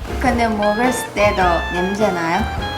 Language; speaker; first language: Korean; non-native, learner; Chinese